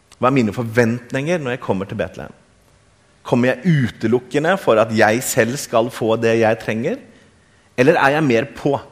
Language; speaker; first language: Norwegian; native; Norwegian